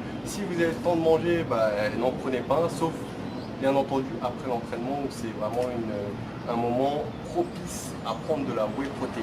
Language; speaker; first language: French; native; French